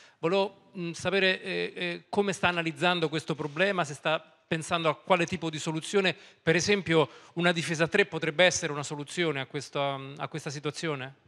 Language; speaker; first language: Italian; native; Italian